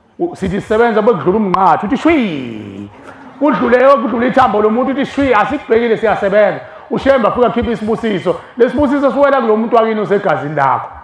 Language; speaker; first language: Zulu; native; Zulu